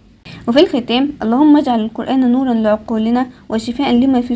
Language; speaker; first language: Arabic; native; Arabic